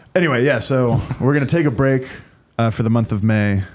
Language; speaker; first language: English; native; English